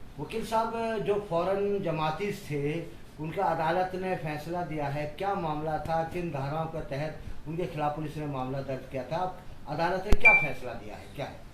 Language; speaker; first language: Hindi; native; Hindi